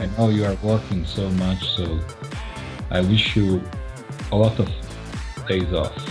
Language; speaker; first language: English; non-native, fluent; Croatian